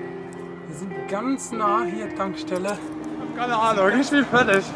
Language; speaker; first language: German; non-native, learner; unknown